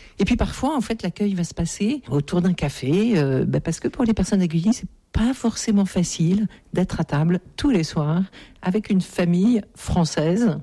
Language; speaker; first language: French; native; French